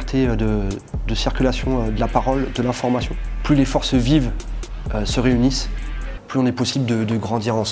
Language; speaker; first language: French; native; French